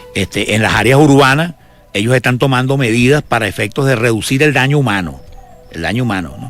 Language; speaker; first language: Spanish; native; Spanish